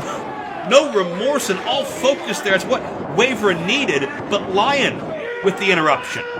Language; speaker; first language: English; native; English